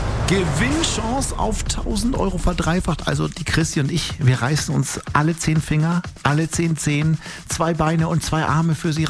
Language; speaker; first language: German; native; German